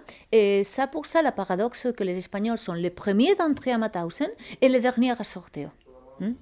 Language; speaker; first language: French; non-native, fluent; Spanish